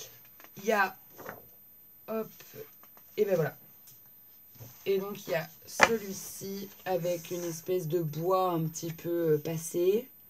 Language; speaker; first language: French; native; French